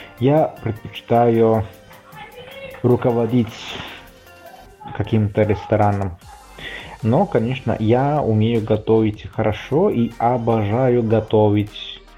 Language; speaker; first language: Russian; non-native, fluent; Italian